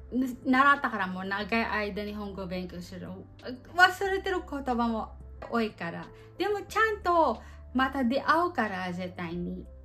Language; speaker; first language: Japanese; non-native, learner; Filipino